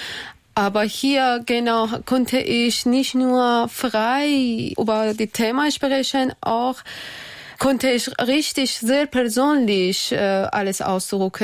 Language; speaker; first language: German; non-native, learner; Persian